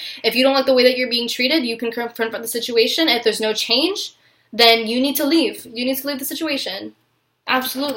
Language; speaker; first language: English; native; English